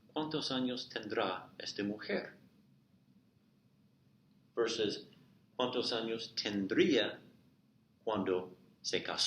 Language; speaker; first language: Spanish; non-native, fluent; English